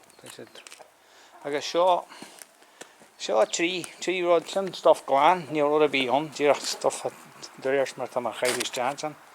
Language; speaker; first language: Irish; native; Irish